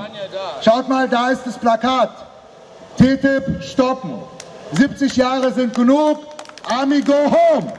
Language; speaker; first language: German; early bilingual, other home language; Arabic